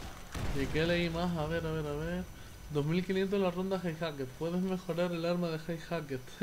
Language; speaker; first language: Spanish; native; Spanish